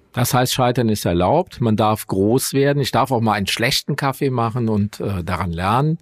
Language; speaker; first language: German; native; German